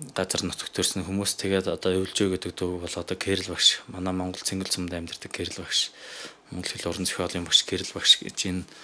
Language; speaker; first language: Mongolian; non-native, local second language; Tuvinian